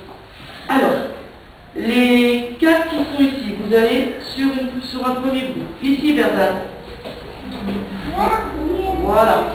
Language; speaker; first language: French; native; French